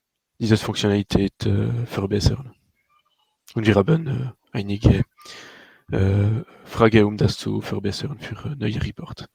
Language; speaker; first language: German; non-native, learner; French